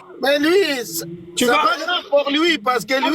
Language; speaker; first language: French; non-native, learner; Arabic